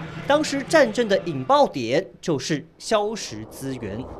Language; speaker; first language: Chinese; native; Chinese